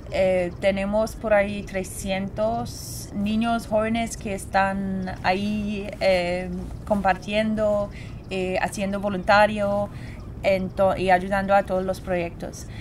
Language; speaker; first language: Spanish; non-native, fluent; English